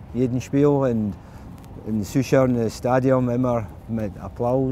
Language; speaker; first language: German; non-native, learner; English